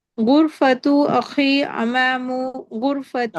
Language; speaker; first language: Arabic; non-native, learner; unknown